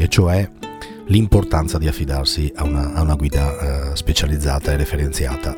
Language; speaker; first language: Italian; native; Italian